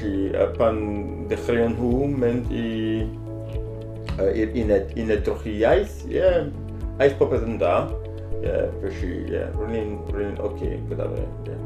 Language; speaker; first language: Welsh; non-native, learner; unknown